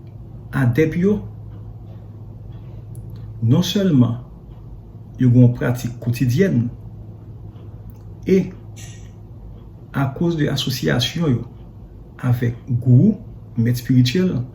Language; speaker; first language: French; non-native, learner; Haitian Creole